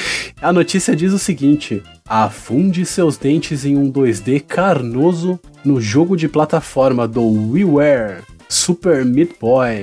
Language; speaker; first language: Portuguese; native; Portuguese